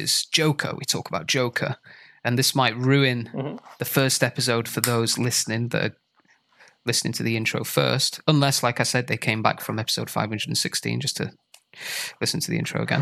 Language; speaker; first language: English; native; English